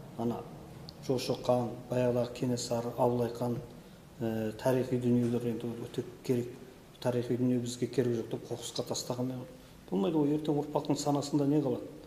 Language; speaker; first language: Kazakh; native; Kazakh